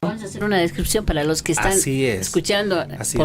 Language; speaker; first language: Spanish; native; Spanish